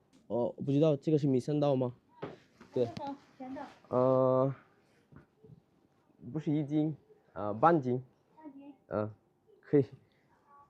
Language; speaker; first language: Chinese; non-native, learner; Bangla